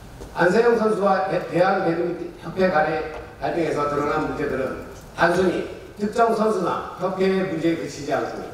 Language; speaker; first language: Korean; native; Korean